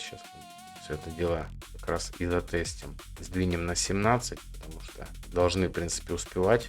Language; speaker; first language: Russian; native; Russian